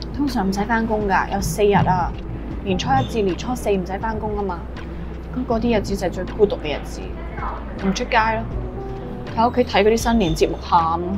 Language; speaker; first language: Cantonese; early bilingual, heritage; Cantonese